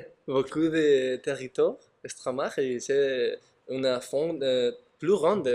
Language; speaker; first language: French; non-native, learner; Spanish